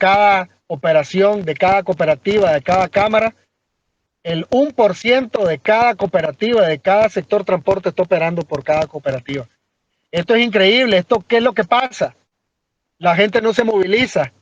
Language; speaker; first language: Spanish; native; Spanish